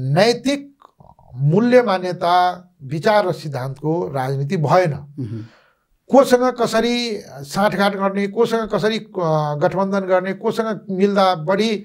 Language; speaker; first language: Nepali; non-native, local second language; Maithili